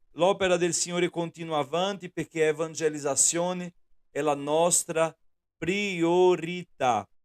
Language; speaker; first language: Italian; non-native, fluent; Portuguese